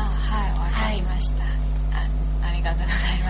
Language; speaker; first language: Japanese; non-native, learner; Chinese